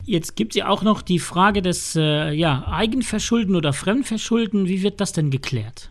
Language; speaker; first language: German; native; German